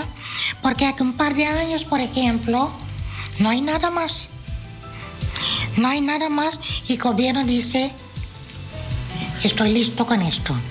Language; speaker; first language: Spanish; non-native, fluent; Dutch